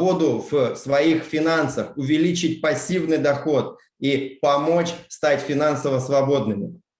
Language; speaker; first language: Russian; native; Russian